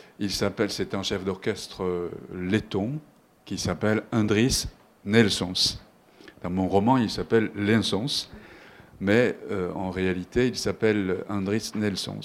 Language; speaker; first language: French; non-native, fluent; Japanese